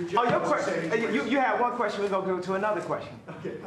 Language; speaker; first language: English; native; English